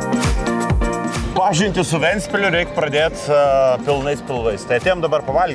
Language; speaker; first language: Lithuanian; native; Lithuanian